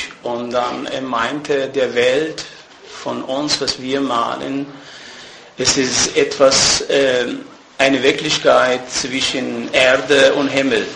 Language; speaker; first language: German; non-native, fluent; Persian